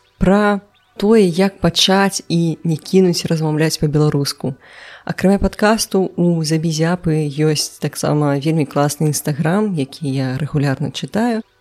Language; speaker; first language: Belarusian; non-native, local second language; Russian